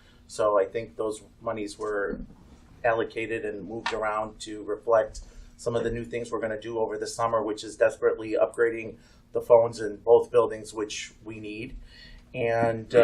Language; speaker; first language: English; native; English